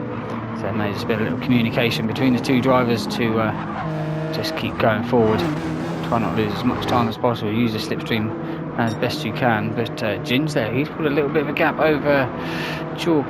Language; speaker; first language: English; native; English